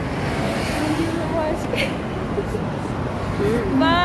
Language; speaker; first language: English; non-native, learner; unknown